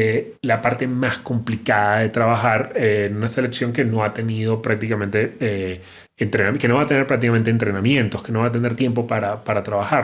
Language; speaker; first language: Spanish; native; Spanish